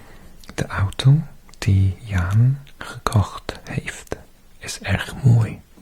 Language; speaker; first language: Dutch; non-native, learner; English